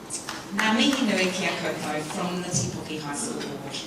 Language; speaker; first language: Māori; non-native, learner; English